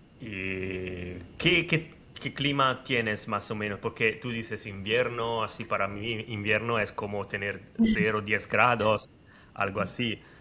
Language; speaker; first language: Spanish; non-native, learner; Italian